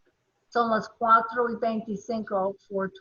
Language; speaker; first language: Spanish; non-native, learner; English